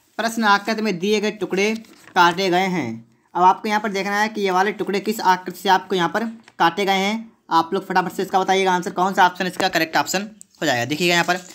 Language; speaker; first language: Hindi; native; Hindi